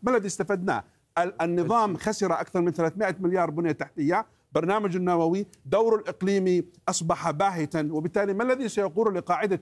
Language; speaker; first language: Arabic; native; Arabic